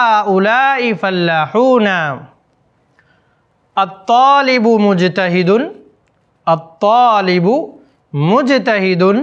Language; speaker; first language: Arabic; non-native, fluent; Urdu